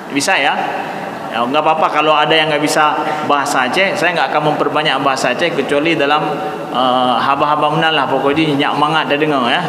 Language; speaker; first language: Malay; non-native, local second language; Achinese